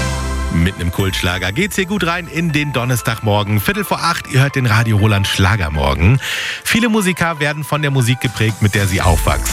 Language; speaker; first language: German; native; German